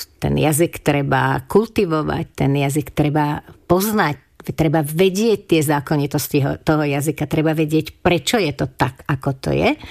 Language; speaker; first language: Slovak; non-native, local second language; Hungarian